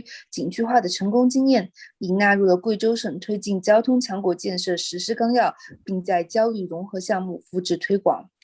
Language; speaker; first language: Chinese; native; Chinese